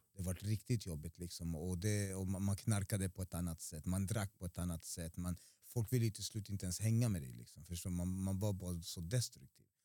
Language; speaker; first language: Swedish; early bilingual, other home language; Spanish